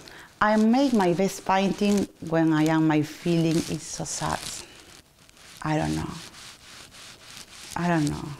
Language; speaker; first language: English; non-native, learner; Spanish